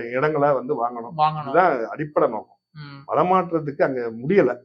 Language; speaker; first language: Tamil; native; Tamil